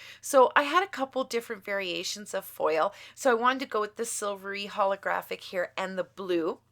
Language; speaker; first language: English; native; English